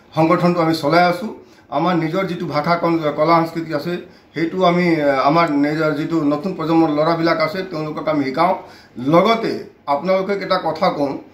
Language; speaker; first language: Assamese; non-native, local second language; Bhojpuri